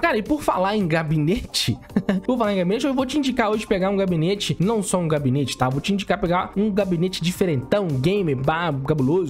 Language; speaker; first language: Portuguese; native; Portuguese